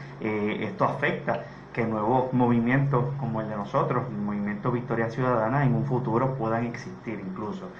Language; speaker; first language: Spanish; native; Spanish